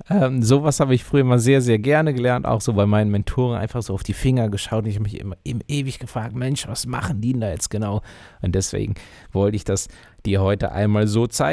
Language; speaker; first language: German; native; German